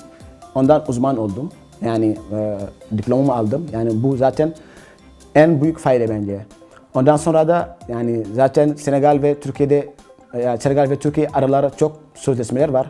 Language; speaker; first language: Turkish; non-native, fluent; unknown